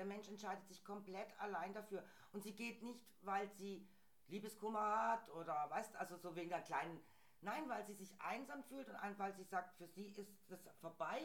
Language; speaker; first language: German; native; German